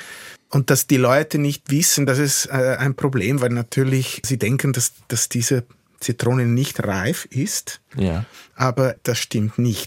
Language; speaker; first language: German; non-native, fluent; Italian